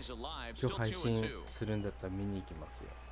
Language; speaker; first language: Japanese; native; Japanese